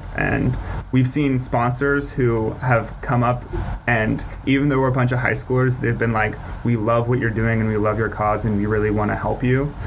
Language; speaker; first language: English; native; English